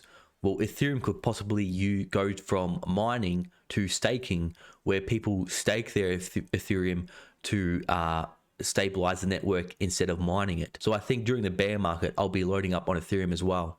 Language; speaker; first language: English; native; English